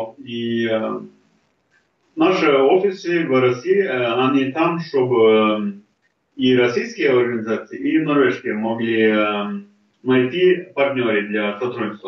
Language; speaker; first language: Russian; non-native, fluent; Norwegian